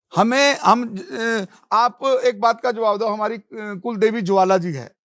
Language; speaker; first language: Hindi; non-native, local second language; Punjabi